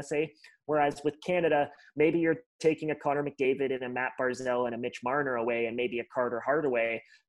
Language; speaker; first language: English; native; English